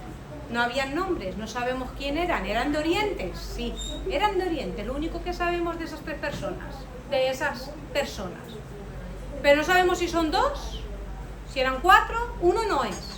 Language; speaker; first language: Spanish; native; Spanish